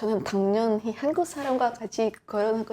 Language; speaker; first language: Korean; non-native, learner; Vietnamese